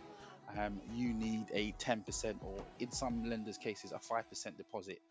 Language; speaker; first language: English; native; English